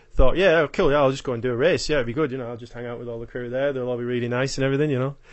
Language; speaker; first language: English; native; English